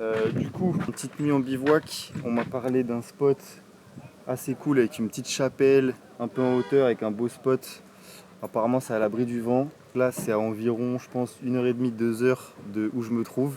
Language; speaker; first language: French; native; French